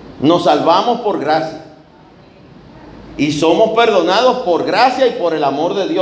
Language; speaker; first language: Spanish; native; Spanish